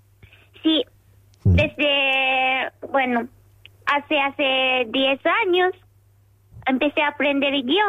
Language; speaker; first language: Spanish; non-native, learner; Japanese